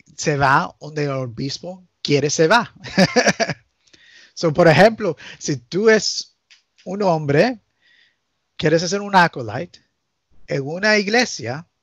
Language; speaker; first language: Spanish; early bilingual, heritage; Spanish